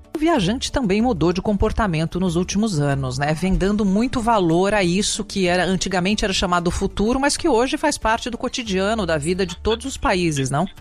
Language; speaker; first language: Portuguese; native; Portuguese